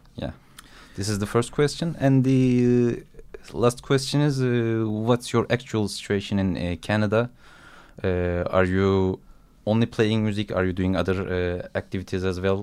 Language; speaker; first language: English; non-native, fluent; Turkish